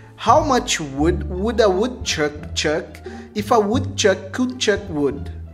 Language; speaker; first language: English; non-native, learner; Portuguese